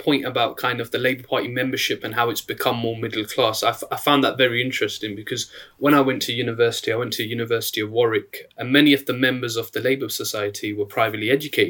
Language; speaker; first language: English; native; English